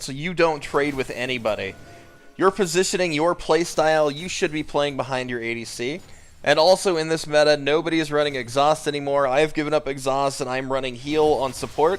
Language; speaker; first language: English; native; English